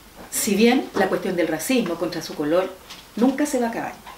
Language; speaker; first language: Spanish; native; Spanish